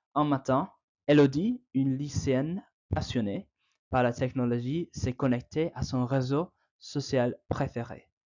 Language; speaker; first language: French; non-native, learner; English